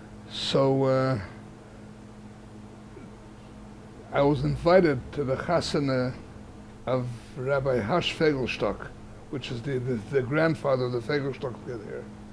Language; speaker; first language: English; native; English